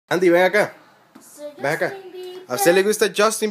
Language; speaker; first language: Spanish; native; Spanish